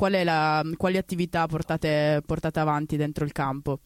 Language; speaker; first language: Italian; native; Italian